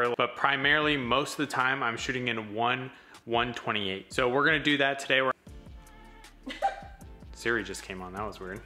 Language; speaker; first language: English; native; English